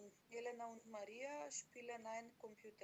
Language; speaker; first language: German; non-native, learner; Macedonian